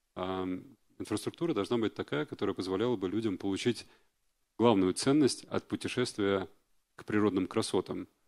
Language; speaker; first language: Russian; native; Russian